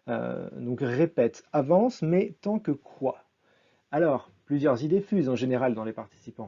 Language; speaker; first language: French; native; French